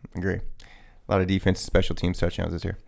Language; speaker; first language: English; native; English